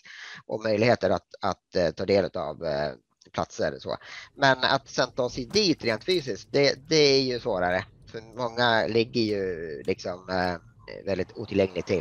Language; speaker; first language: Swedish; native; Swedish